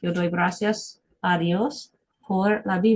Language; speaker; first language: Spanish; non-native, fluent; English